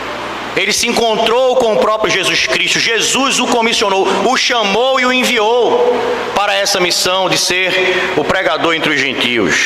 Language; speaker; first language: Portuguese; native; Portuguese